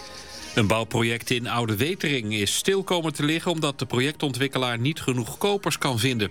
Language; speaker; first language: Dutch; native; Dutch